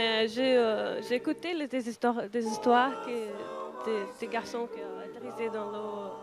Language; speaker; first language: French; non-native, local second language; Portuguese